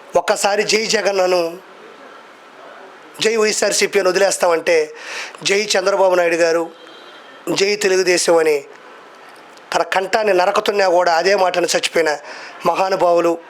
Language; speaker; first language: Telugu; native; Telugu